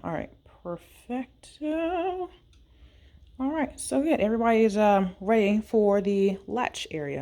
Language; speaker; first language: English; native; English